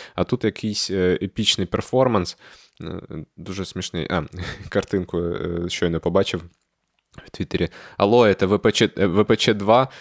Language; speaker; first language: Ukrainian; non-native, local second language; Russian